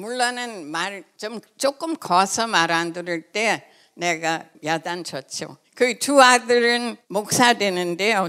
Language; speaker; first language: Korean; non-native, fluent; English